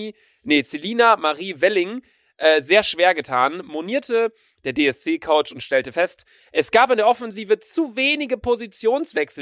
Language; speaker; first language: German; native; German